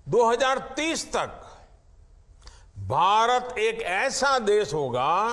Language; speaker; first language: Hindi; non-native, local second language; Gujarati